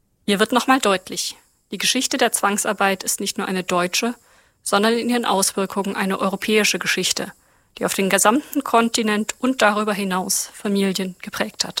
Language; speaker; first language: German; native; German